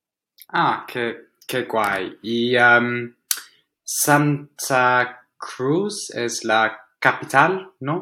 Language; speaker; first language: Spanish; non-native, fluent; English